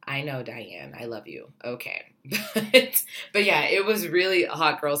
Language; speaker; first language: English; native; English